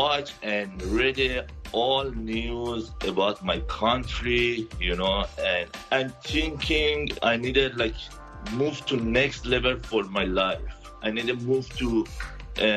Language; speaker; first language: English; non-native, fluent; Persian